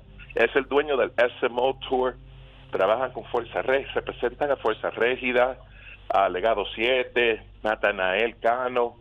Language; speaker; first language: Spanish; early bilingual, other home language; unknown